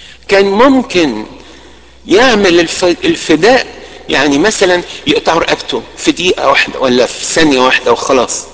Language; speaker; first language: Arabic; native; Arabic